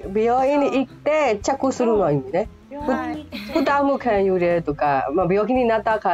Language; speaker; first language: Japanese; non-native, fluent; Burmese